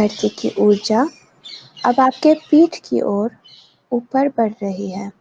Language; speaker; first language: Hindi; native; Hindi